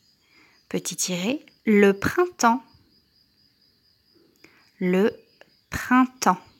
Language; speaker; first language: French; native; French